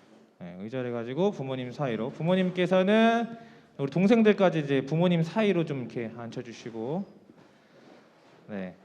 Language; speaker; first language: Korean; native; Korean